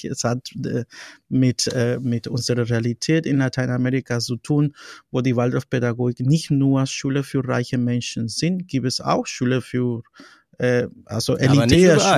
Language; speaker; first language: German; non-native, fluent; Spanish